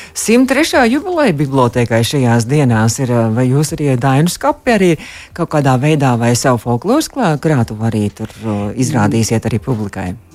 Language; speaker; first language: Latvian; native; Latvian